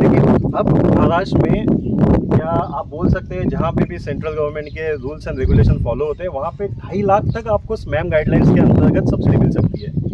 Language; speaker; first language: Hindi; non-native, local second language; Marathi